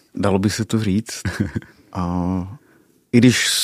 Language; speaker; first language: Czech; native; Czech